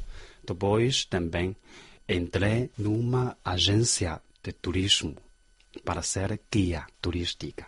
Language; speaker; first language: Portuguese; non-native, fluent; Chinese